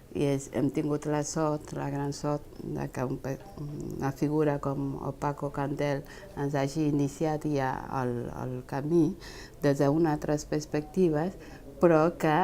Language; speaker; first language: Catalan; non-native, fluent; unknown